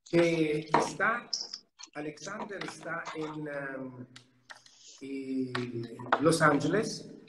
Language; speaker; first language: Spanish; non-native, fluent; Italian